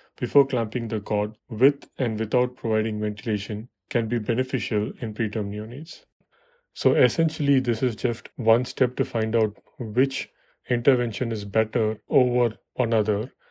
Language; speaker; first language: English; non-native, local second language; Tamil